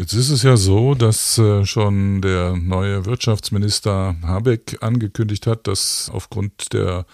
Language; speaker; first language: German; native; German